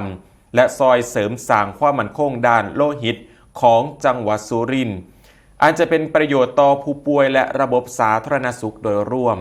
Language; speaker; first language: Thai; non-native, local second language; Northeastern Thai